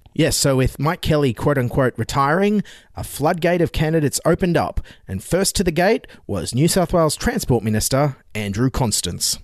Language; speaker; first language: English; native; English